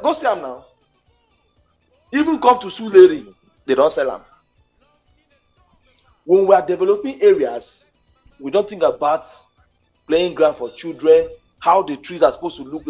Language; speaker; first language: English; non-native, local second language; Yoruba